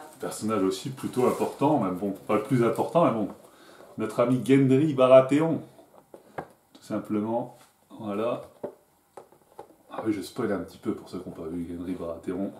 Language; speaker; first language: French; native; French